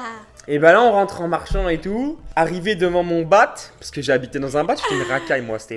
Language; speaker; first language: French; native; French